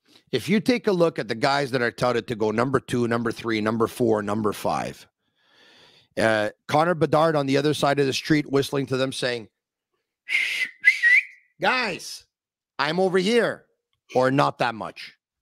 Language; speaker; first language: English; native; English